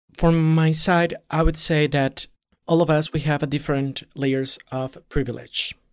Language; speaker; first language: English; non-native, fluent; Spanish